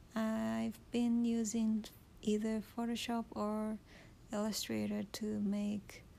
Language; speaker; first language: English; non-native, learner; Japanese